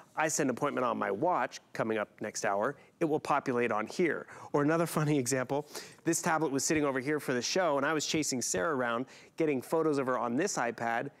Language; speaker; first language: English; native; English